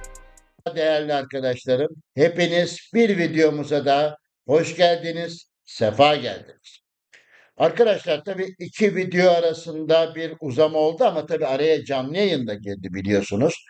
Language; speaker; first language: Turkish; native; Turkish